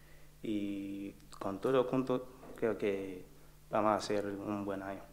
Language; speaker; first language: Spanish; non-native, learner; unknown